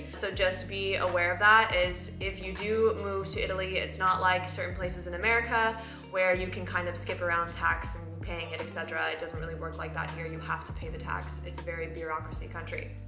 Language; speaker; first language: English; native; English